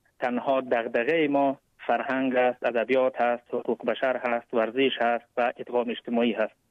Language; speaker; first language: Persian; native; Persian